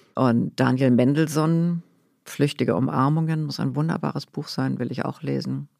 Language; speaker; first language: German; native; German